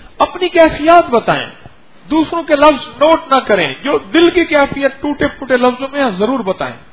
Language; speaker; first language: Urdu; native; Urdu